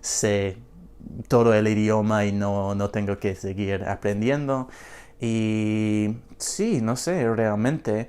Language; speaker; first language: Spanish; non-native, fluent; English